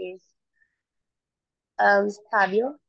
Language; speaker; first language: English; non-native, learner; Indonesian